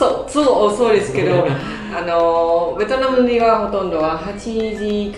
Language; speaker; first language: Japanese; non-native, learner; Vietnamese